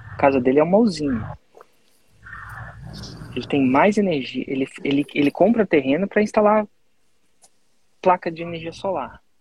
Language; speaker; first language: Portuguese; native; Portuguese